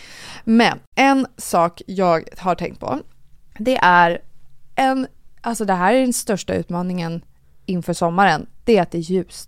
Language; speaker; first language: Swedish; native; Swedish